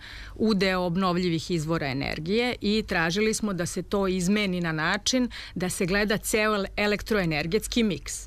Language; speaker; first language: Serbian; native; Serbian